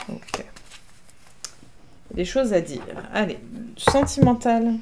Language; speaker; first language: French; native; French